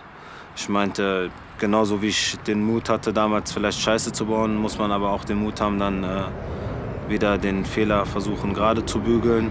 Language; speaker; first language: German; early bilingual, other home language; French